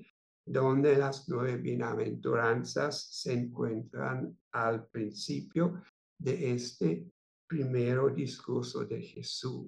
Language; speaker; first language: Spanish; non-native, fluent; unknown